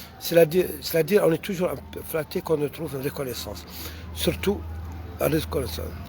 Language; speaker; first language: French; non-native, local second language; Arabic